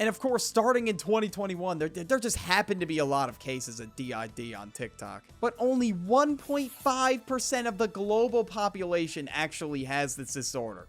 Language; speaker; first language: English; native; English